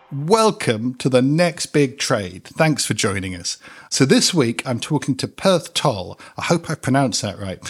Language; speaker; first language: English; native; English